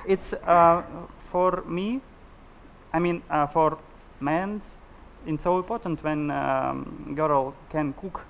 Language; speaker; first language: English; non-native, learner; Russian